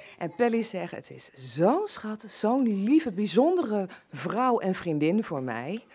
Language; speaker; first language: Dutch; native; Dutch